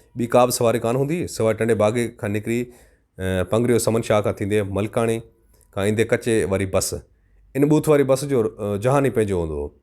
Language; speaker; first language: Sindhi; native; Sindhi